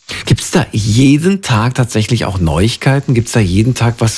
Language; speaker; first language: German; native; German